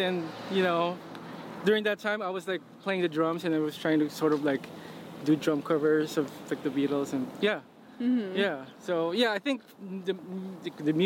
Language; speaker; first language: English; non-native, local second language; Filipino